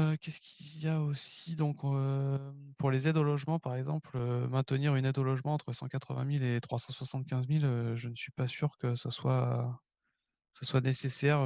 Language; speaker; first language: French; native; French